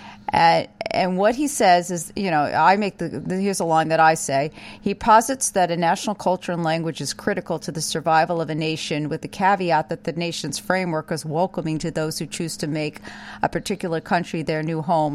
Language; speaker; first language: English; native; English